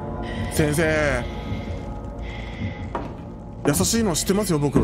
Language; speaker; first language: Japanese; native; Japanese